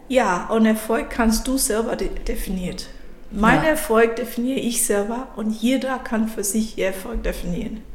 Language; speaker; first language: German; non-native, fluent; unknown